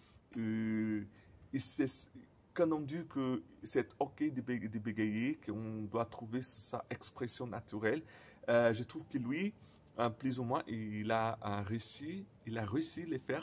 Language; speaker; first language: French; non-native, fluent; Portuguese